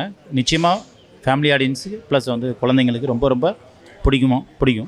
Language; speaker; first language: Tamil; native; Tamil